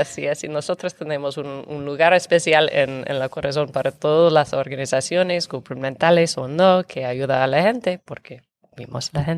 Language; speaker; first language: Spanish; non-native, fluent; English